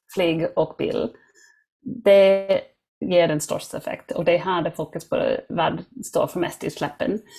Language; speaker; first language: Swedish; non-native, fluent; English